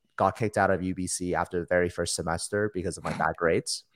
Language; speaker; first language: English; early bilingual, other home language; Chinese